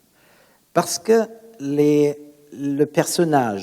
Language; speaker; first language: French; non-native, fluent; German